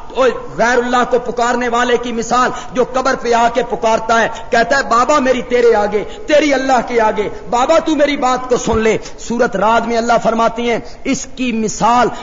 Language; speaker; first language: Urdu; non-native, local second language; Punjabi